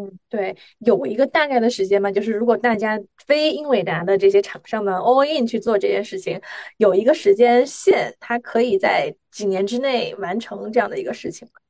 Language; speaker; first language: Chinese; native; Chinese